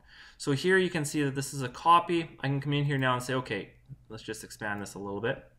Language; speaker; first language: English; native; English